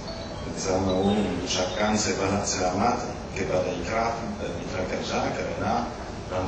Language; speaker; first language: Indonesian; non-native, learner; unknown